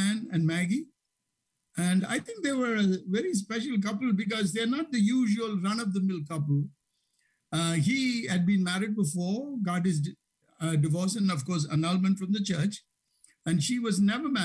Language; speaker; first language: English; non-native, local second language; Tamil